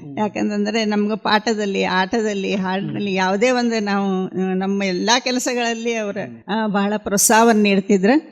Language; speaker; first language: Kannada; non-native, local second language; Hindi